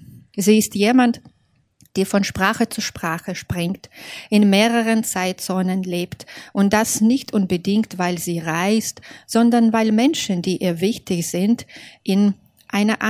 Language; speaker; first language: German; non-native, fluent; Belarusian